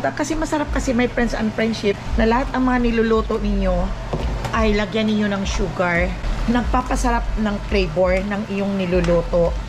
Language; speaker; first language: Filipino; non-native, local second language; Aklanon